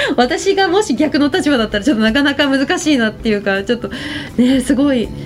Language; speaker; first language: Japanese; native; Japanese